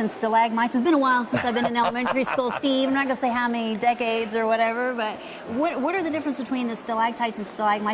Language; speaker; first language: English; native; English